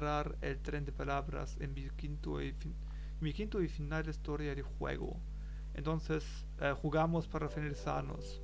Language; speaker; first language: Spanish; non-native, learner; German